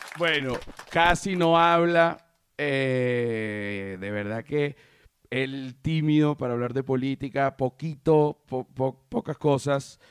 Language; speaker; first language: Spanish; native; Spanish